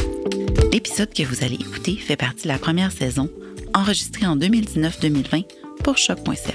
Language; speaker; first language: French; native; French